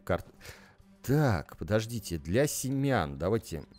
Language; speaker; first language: Russian; native; Russian